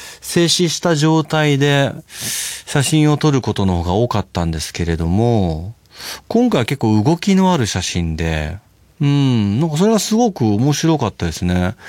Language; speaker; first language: Japanese; native; Japanese